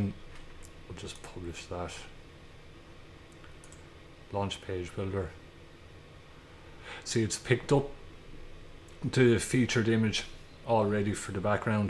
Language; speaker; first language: English; native; English